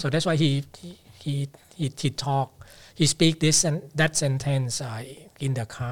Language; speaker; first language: English; non-native, fluent; Thai